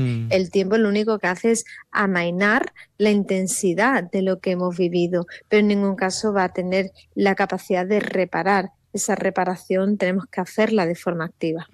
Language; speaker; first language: Spanish; native; Spanish